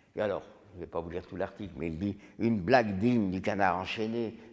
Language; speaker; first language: French; native; French